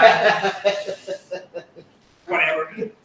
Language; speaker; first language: English; non-native, fluent; Dutch